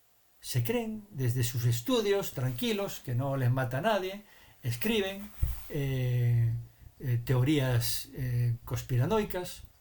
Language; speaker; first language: Spanish; native; Spanish